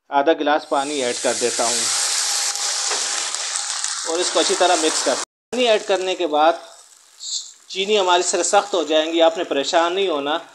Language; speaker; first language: Urdu; native; Urdu